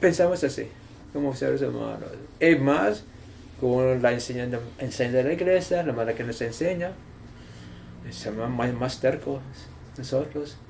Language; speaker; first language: Spanish; non-native, learner; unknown